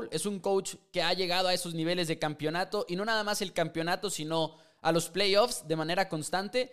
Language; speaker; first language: Spanish; native; Spanish